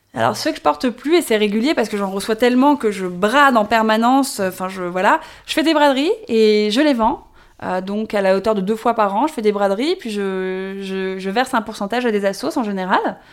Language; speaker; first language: French; native; French